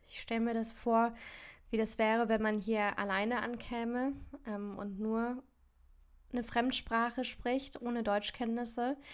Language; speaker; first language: German; native; German